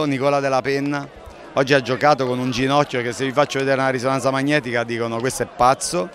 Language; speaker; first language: Italian; native; Italian